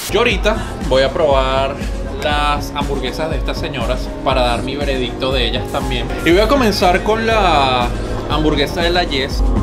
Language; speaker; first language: Spanish; native; Spanish